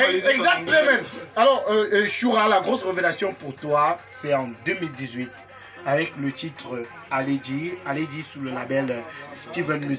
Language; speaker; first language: French; native; French